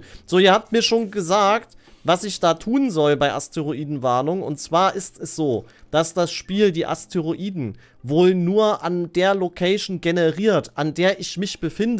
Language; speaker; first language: German; native; German